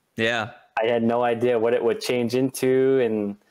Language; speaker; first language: English; native; English